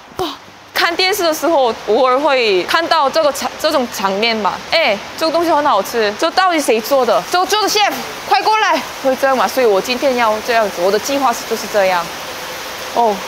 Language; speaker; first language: Chinese; non-native, fluent; Korean